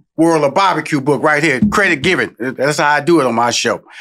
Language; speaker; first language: English; native; English